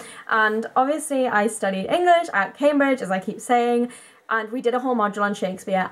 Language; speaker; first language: English; native; English